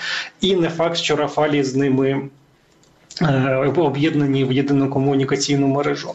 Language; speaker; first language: Ukrainian; native; Ukrainian